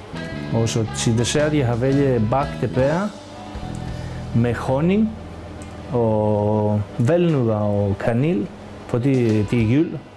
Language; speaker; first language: Danish; non-native, fluent; Greek